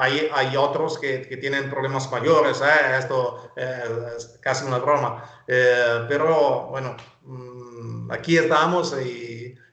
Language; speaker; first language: Spanish; non-native, fluent; Italian